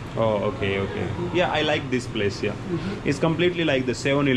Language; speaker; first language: English; non-native, local second language; Hindi